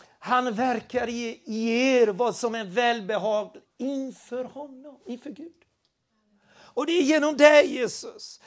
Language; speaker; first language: Swedish; non-native, fluent; Spanish